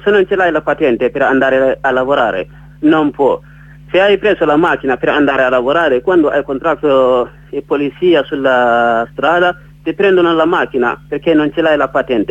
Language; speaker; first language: Italian; non-native, learner; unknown